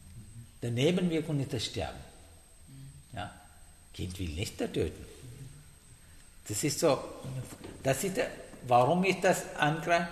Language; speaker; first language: German; non-native, learner; Sinhala